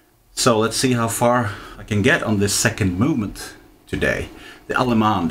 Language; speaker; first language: English; non-native, fluent; Norwegian